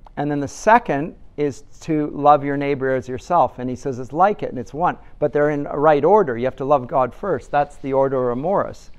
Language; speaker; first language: English; native; English